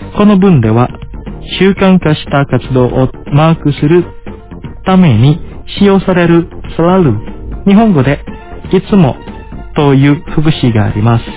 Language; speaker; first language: Japanese; non-native, fluent; Indonesian